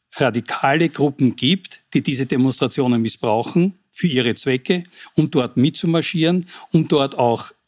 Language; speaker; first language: German; native; German